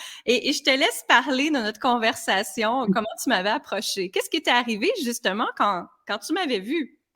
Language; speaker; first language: French; native; French